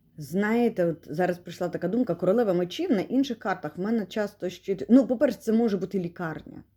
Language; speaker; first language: Ukrainian; non-native, local second language; Russian